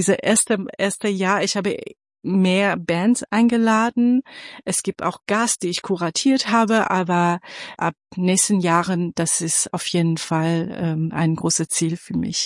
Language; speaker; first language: German; non-native, fluent; Persian